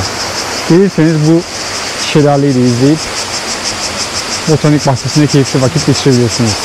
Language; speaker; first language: Turkish; native; Turkish